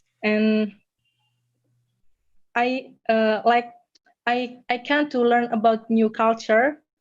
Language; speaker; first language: English; non-native, learner; Indonesian